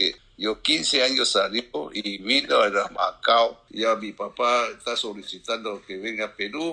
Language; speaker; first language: Spanish; non-native, learner; Chinese